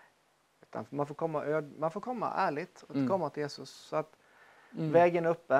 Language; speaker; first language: Swedish; native; Swedish